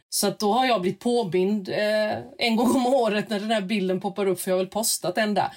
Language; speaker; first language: Swedish; early bilingual, other home language; Macedonian